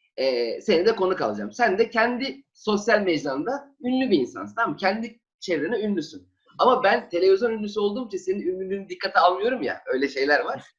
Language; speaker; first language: Turkish; native; Turkish